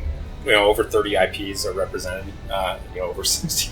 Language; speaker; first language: English; native; English